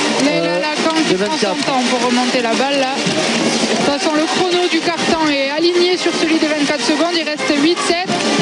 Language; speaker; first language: French; native; French